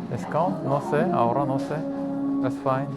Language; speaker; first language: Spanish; non-native, learner; Korean